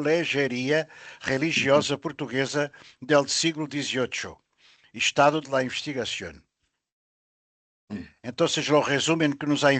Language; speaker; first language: Spanish; non-native, learner; Portuguese